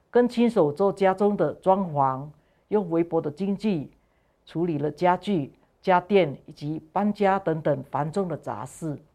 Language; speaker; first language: Chinese; non-native, fluent; Indonesian